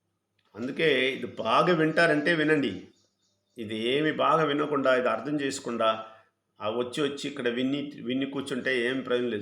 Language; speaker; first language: Telugu; non-native, fluent; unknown